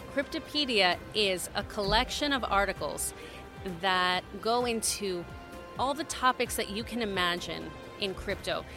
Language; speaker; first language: English; native; English